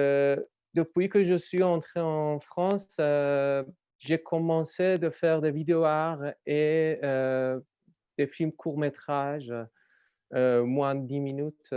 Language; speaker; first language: French; non-native, learner; Persian